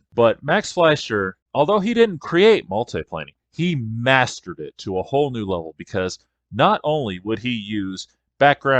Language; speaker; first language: English; native; English